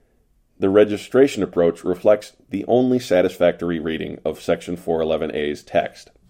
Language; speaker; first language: English; native; English